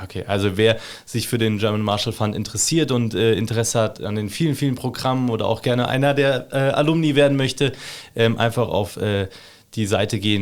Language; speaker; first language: German; native; German